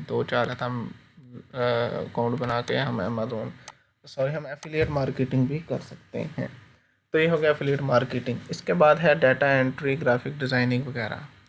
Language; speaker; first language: Urdu; non-native, local second language; Punjabi